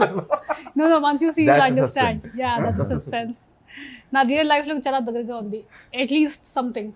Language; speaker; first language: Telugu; non-native, local second language; Hindi